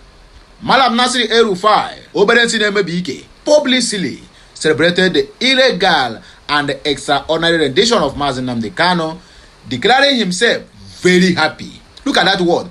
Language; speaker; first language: English; non-native, local second language; Igbo